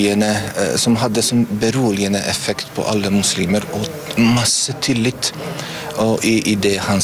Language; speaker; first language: Norwegian; non-native, fluent; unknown